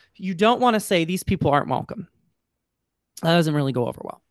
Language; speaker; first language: English; native; English